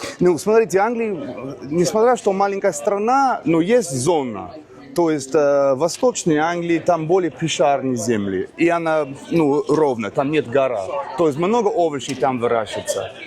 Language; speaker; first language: Russian; non-native, learner; English